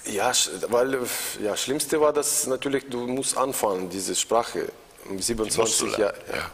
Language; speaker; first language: German; non-native, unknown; Russian